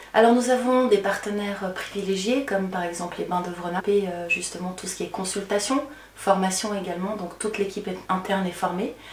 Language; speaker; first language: French; native; French